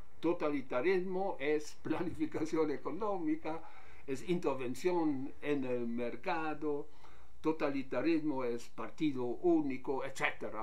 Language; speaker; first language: Spanish; non-native, fluent; German